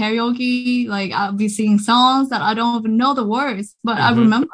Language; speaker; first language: English; non-native, fluent; Vietnamese